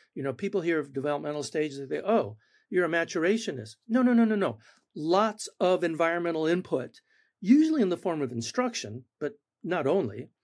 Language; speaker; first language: English; non-native, fluent; Spanish